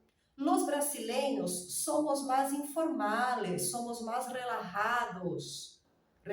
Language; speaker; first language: Spanish; non-native, fluent; Portuguese